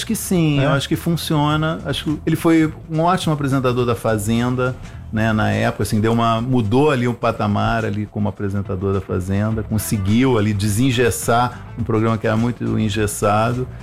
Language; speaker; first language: Portuguese; native; Portuguese